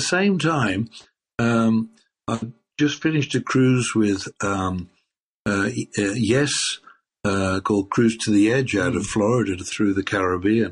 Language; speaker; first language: English; native; English